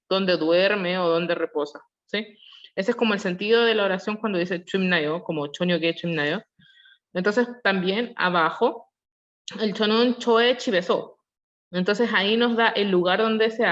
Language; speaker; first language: Spanish; non-native, learner; Korean